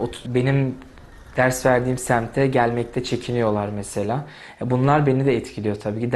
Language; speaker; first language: Turkish; native; Turkish